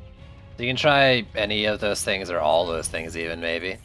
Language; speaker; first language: English; native; English